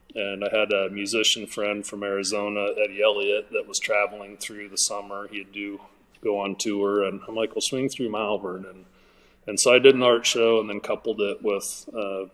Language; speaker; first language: English; native; English